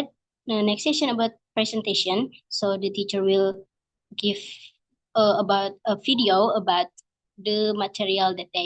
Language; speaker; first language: English; non-native, learner; Indonesian